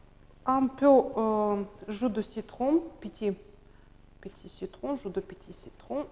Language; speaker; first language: French; non-native, learner; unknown